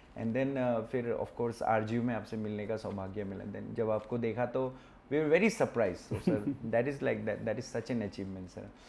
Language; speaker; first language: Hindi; non-native, local second language; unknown